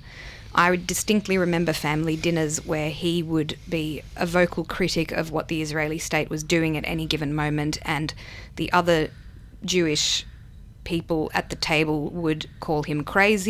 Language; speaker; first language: English; non-native, local second language; Hebrew